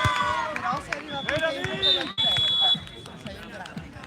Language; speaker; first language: Italian; native; Italian